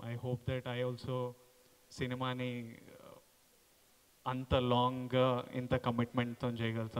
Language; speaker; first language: Telugu; native; Telugu